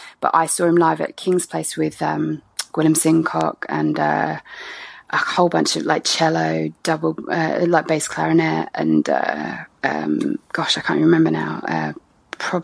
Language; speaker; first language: English; native; English